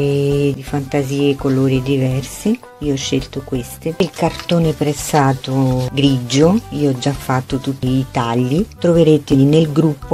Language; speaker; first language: Italian; non-native, fluent; Portuguese